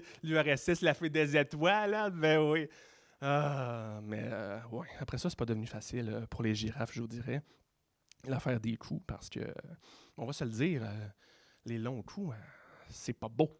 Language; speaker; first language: French; native; French